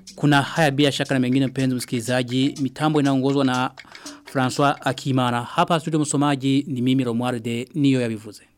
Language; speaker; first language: Swahili; non-native, local second language; Rundi